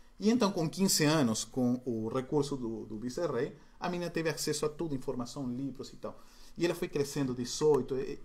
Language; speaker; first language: Portuguese; non-native, fluent; Spanish